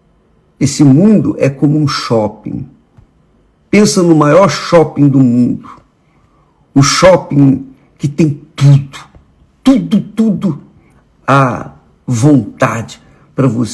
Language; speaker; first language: Portuguese; native; Portuguese